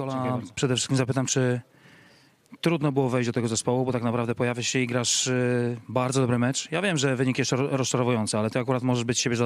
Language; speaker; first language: Polish; native; Polish